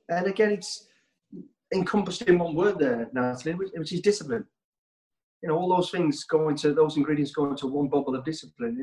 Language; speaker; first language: English; native; English